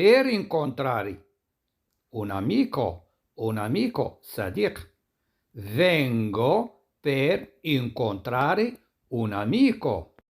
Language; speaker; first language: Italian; non-native, fluent; Arabic